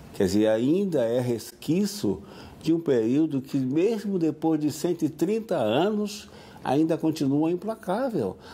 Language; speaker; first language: Portuguese; native; Portuguese